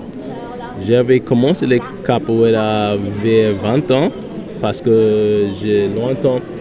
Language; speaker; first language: French; non-native, learner; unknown